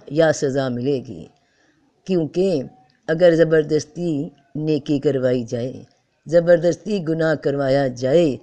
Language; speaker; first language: Urdu; native; Urdu